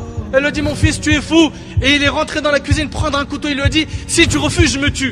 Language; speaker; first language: French; native; French